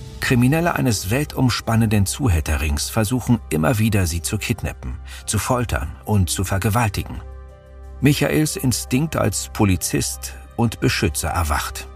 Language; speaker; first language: German; native; German